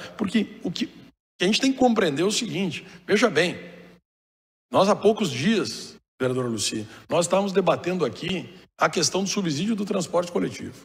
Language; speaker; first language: Portuguese; native; Portuguese